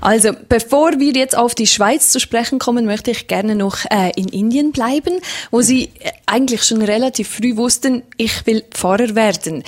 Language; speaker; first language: German; native; German